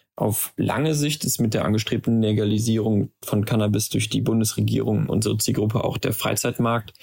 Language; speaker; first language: German; native; German